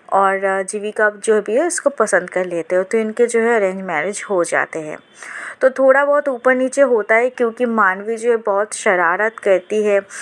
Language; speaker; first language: Hindi; non-native, local second language; Bangla